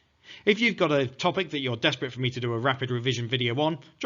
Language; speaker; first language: English; native; English